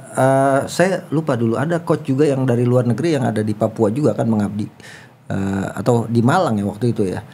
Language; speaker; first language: Indonesian; native; Indonesian